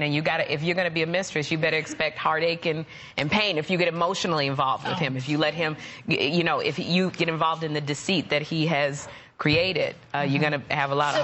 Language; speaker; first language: English; native; English